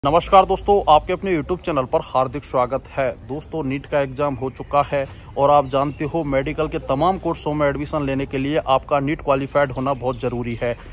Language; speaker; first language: Hindi; native; Hindi